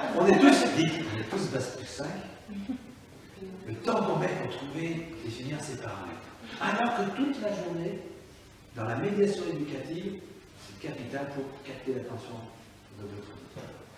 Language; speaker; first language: French; native; French